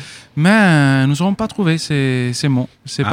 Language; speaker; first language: French; non-native, fluent; Spanish